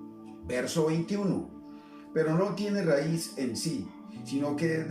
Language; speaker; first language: Spanish; native; Spanish